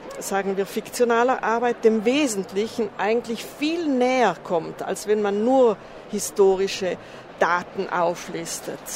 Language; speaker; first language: German; non-native, local second language; Ladin